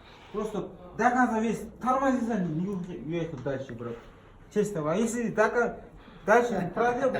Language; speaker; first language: Russian; non-native, local second language; Kyrgyz